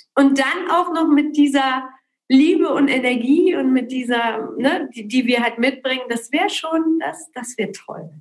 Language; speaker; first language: German; early bilingual, other home language; Polish